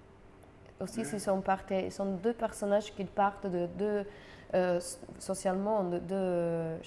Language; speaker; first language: French; non-native, fluent; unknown